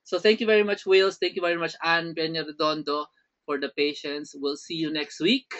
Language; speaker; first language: English; non-native, local second language; Filipino